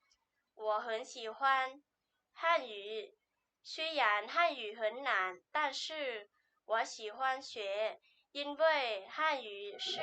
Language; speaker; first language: Chinese; non-native, learner; Lao